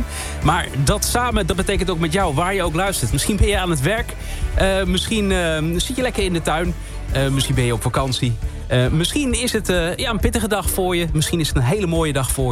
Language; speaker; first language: Dutch; native; Dutch